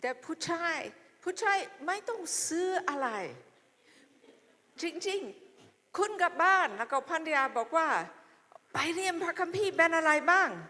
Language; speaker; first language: Thai; non-native, fluent; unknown